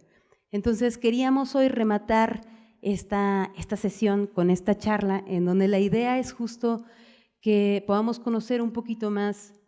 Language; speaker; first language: Spanish; native; Spanish